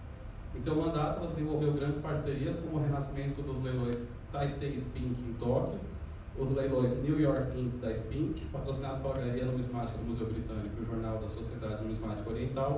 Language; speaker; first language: Portuguese; native; Portuguese